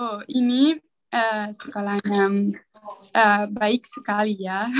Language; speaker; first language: Indonesian; non-native, learner; Italian